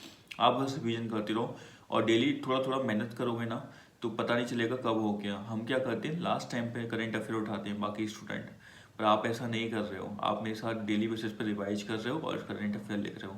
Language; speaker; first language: Hindi; native; Hindi